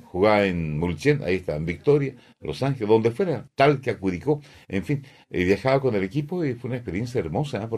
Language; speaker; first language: Spanish; native; Spanish